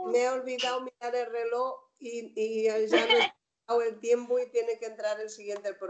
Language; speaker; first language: Spanish; native; Spanish